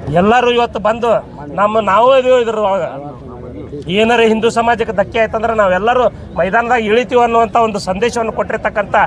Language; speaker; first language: Kannada; native; Kannada